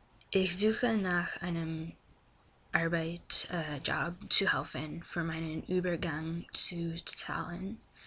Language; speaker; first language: German; non-native, learner; English